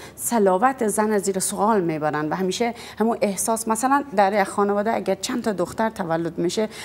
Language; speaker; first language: Persian; native; Persian